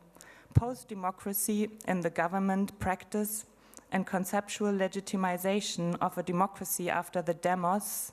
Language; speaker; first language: English; non-native, fluent; German